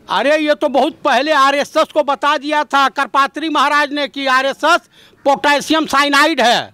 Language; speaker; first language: Hindi; native; Hindi